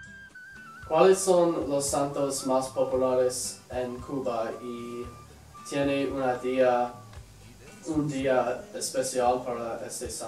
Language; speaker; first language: Spanish; non-native, learner; English